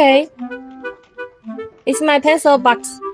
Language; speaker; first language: English; non-native, learner; Chinese